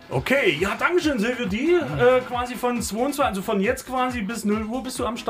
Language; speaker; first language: German; native; German